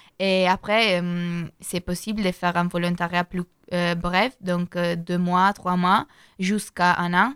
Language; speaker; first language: French; non-native, learner; Italian